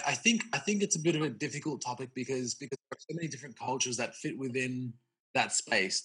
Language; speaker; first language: English; native; English